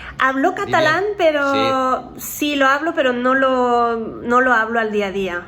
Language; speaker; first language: Spanish; non-native, fluent; French